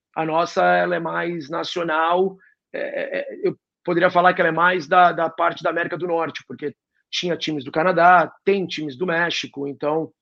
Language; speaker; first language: Portuguese; native; Portuguese